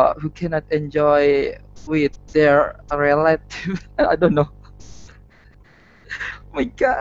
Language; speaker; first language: English; non-native, learner; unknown